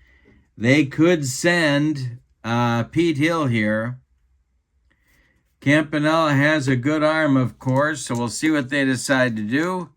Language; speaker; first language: English; native; English